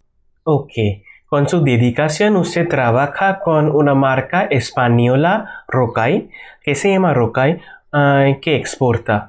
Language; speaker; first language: Spanish; non-native, learner; Bangla